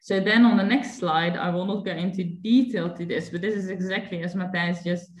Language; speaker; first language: English; non-native, fluent; Dutch